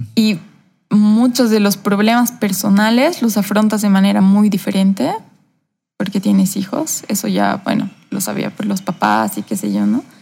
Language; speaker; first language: Spanish; native; Spanish